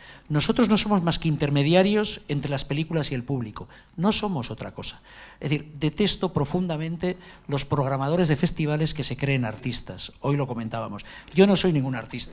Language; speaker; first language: Spanish; native; Spanish